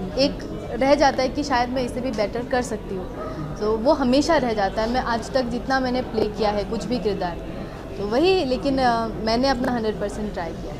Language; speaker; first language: Hindi; non-native, local second language; Assamese